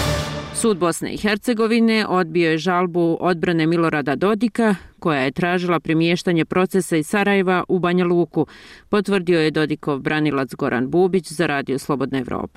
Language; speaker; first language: Croatian; native; Croatian